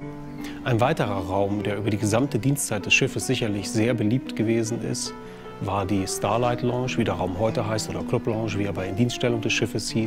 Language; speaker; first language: German; native; German